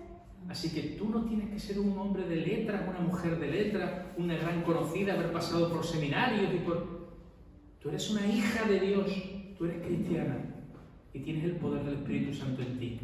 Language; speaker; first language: Spanish; native; Spanish